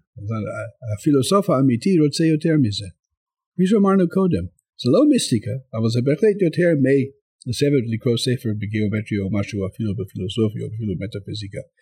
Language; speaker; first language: Hebrew; non-native, fluent; English